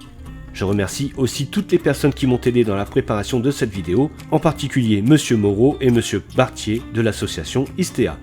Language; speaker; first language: French; native; French